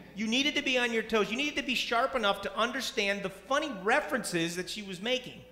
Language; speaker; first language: English; native; English